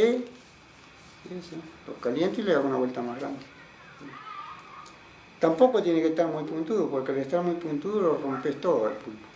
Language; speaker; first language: Spanish; native; Spanish